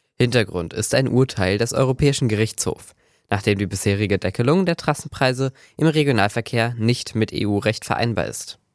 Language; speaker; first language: German; native; German